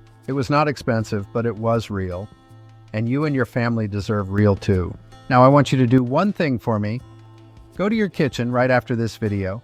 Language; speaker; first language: English; non-native, fluent; Italian